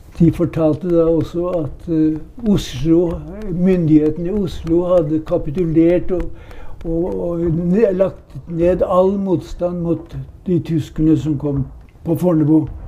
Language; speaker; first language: Norwegian; native; Norwegian